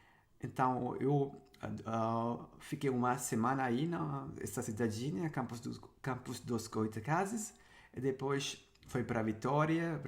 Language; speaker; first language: Portuguese; non-native, fluent; Sinhala